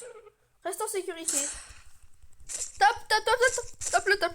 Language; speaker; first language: French; native; French